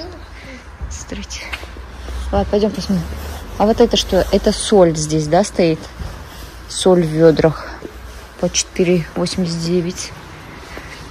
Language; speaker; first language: Russian; native; Russian